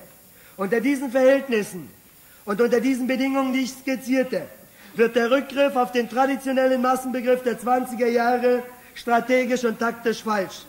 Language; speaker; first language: German; native; German